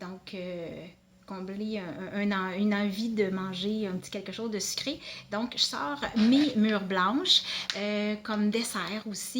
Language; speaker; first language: French; native; French